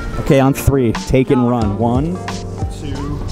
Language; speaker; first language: English; native; English